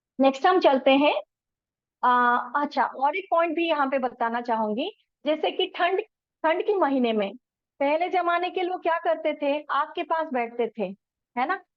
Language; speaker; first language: Hindi; non-native, local second language; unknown